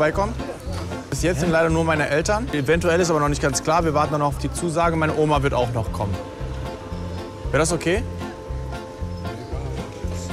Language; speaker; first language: German; native; German